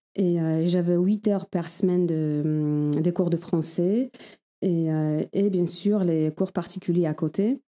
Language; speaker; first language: French; non-native, fluent; Polish